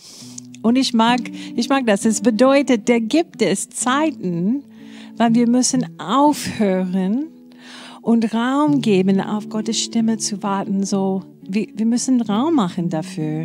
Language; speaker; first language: German; non-native, fluent; English